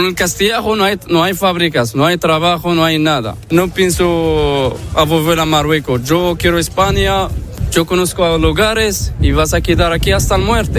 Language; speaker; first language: Spanish; non-native, learner; Arabic